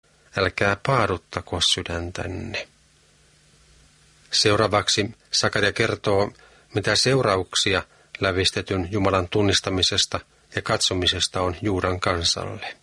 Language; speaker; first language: Finnish; native; Finnish